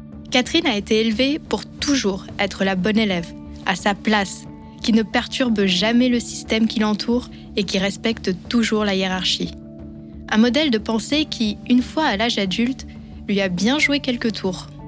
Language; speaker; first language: French; native; French